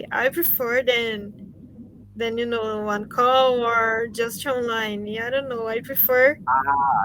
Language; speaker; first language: English; non-native, learner; Portuguese